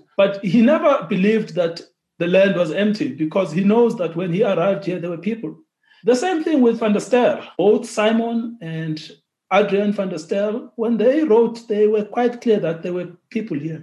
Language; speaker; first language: English; non-native, local second language; Xhosa